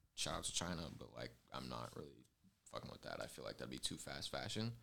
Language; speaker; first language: English; native; English